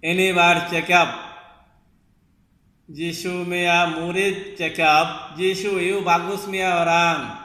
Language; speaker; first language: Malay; non-native, local second language; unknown